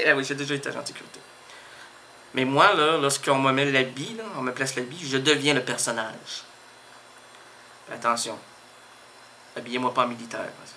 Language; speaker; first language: French; native; French